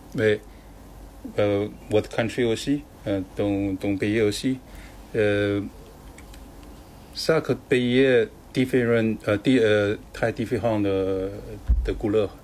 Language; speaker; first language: French; non-native, learner; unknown